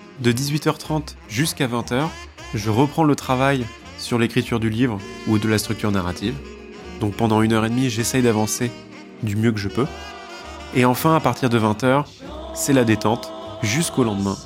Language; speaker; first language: French; native; French